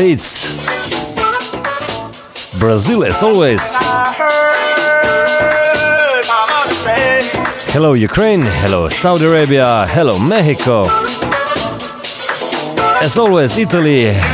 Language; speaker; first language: English; non-native, fluent; Slovenian